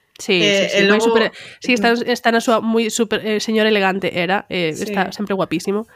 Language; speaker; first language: Galician; non-native, local second language; Spanish